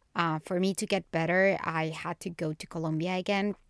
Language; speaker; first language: English; non-native, fluent; Spanish